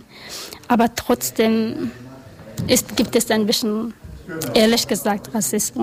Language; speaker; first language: German; non-native, learner; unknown